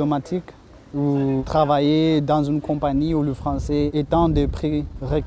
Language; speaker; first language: French; non-native, fluent; Zulu